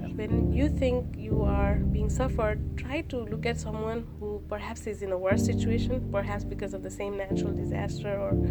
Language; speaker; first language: English; non-native, local second language; Nepali